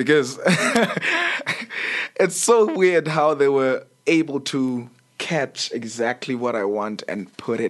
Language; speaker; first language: English; non-native, local second language; Xhosa